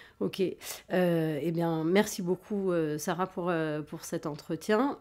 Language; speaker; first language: French; native; French